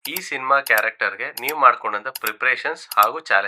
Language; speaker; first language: Kannada; native; Kannada